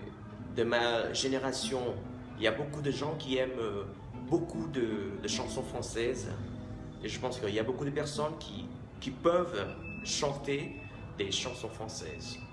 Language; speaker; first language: French; non-native, fluent; Vietnamese